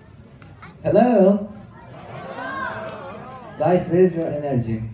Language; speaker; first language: English; non-native, fluent; Turkish